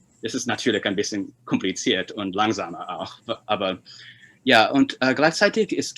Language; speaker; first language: German; non-native, fluent; Chinese